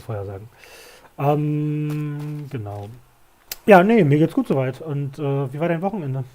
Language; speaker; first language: German; native; German